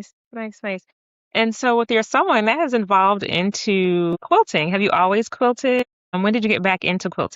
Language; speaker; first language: English; native; English